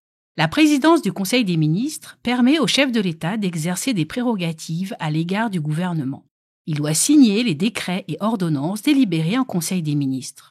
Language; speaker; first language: French; native; French